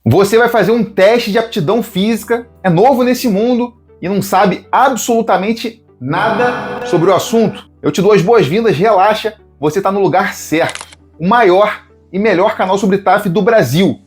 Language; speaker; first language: Portuguese; native; Portuguese